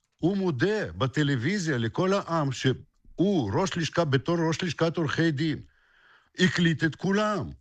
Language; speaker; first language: Hebrew; non-native, fluent; Russian